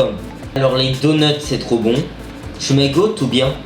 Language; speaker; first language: French; native; French